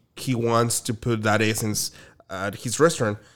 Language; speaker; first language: English; non-native, fluent; Spanish